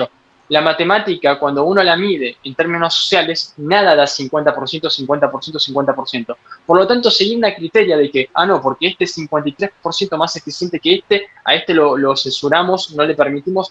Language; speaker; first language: Spanish; native; Spanish